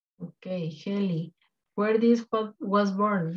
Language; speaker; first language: English; non-native, learner; Spanish